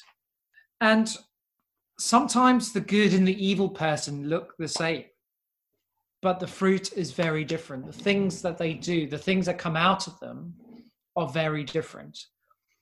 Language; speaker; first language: English; native; English